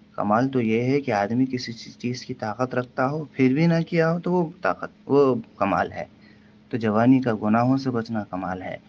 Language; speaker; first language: Urdu; native; Urdu